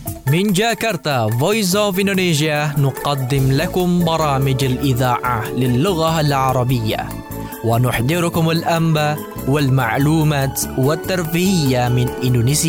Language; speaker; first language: Arabic; non-native, fluent; Indonesian